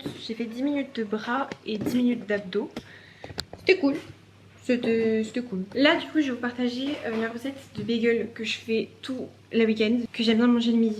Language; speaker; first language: French; native; French